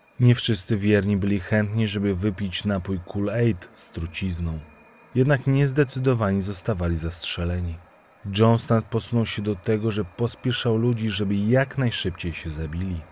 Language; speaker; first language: Polish; native; Polish